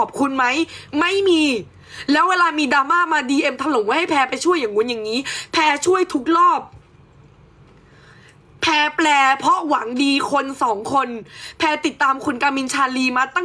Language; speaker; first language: Thai; native; Thai